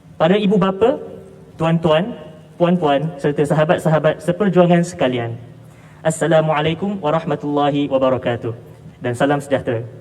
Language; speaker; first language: Malay; native; Malay